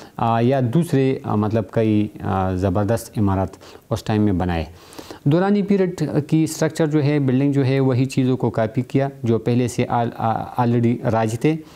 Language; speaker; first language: Urdu; non-native, local second language; Pashto